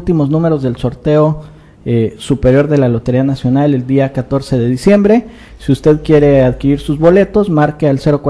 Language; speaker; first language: Spanish; native; Spanish